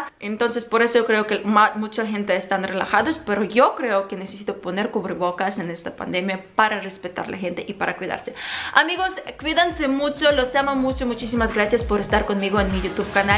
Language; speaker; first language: Spanish; non-native, fluent; Ukrainian